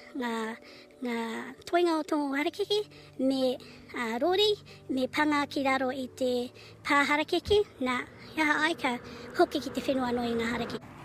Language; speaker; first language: Māori; native; Māori